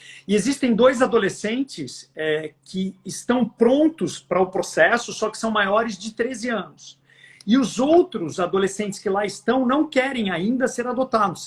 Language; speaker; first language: Portuguese; native; Portuguese